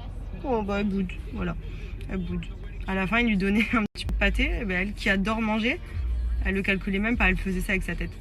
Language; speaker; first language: French; native; French